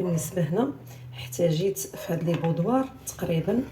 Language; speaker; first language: Arabic; native; Arabic